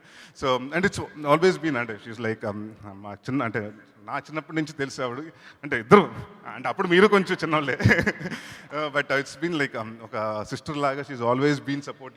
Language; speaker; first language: Telugu; native; Telugu